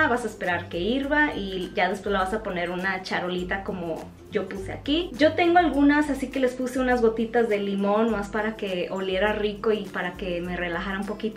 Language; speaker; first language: Spanish; native; Spanish